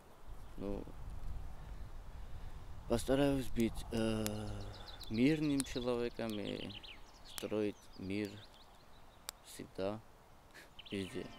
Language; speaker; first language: Russian; non-native, learner; Georgian